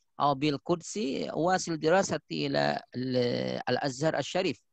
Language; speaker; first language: Arabic; non-native, fluent; Indonesian